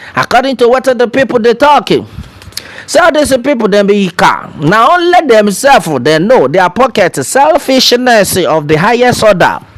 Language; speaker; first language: Nigerian Pidgin; non-native, local second language; Yoruba